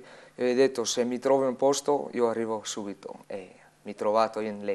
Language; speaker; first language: Italian; non-native, learner; Afrikaans